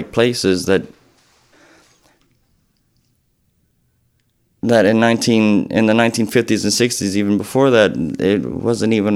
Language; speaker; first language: English; native; English